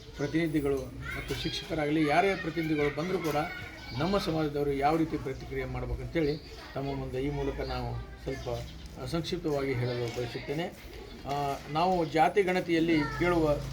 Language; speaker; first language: Kannada; non-native, local second language; Lambadi